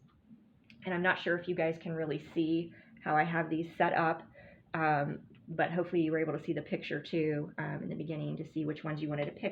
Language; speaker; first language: English; native; English